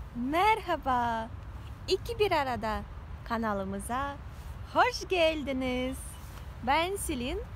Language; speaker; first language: Turkish; non-native, learner; Russian